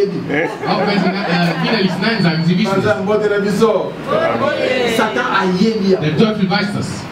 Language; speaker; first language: German; non-native, learner; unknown